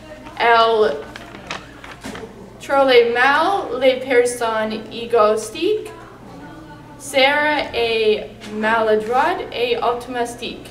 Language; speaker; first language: French; non-native, learner; English